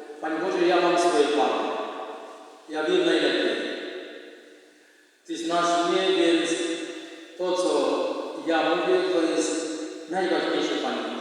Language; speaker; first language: Polish; non-native, fluent; Indonesian